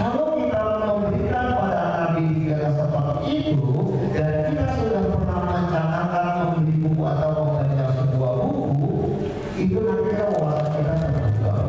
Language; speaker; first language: Indonesian; non-native, local second language; Javanese